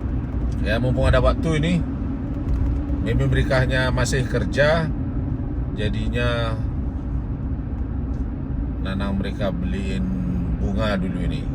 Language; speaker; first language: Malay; non-native, local second language; Balinese